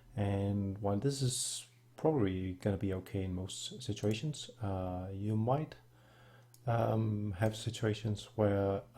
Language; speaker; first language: English; non-native, fluent; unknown